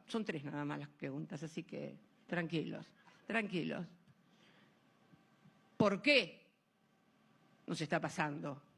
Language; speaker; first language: Spanish; native; Spanish